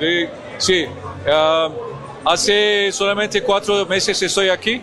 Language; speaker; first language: Spanish; non-native, learner; Turkish